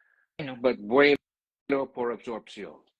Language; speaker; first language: Spanish; non-native, learner; English